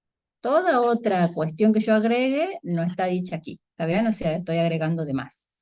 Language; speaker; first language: Spanish; native; Spanish